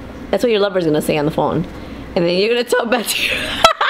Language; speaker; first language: English; early bilingual, other home language; Spanish